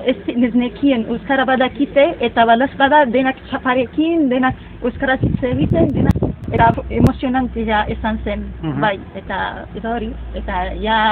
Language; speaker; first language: Basque; non-native, learner; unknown